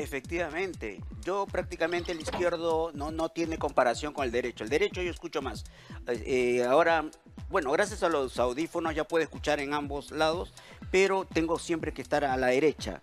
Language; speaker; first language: Spanish; native; Spanish